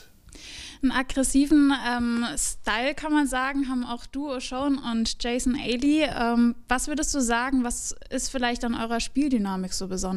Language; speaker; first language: German; native; German